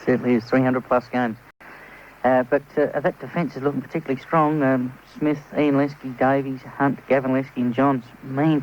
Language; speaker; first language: English; native; English